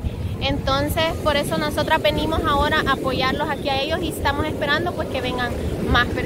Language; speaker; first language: Spanish; native; Spanish